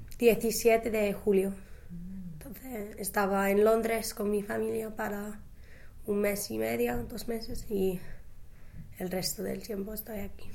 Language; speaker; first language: Spanish; non-native, fluent; English